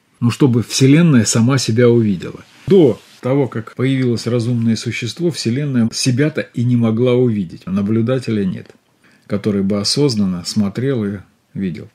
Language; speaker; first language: Russian; native; Russian